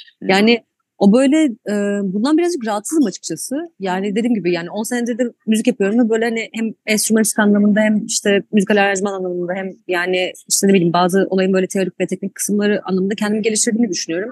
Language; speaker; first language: Turkish; native; Turkish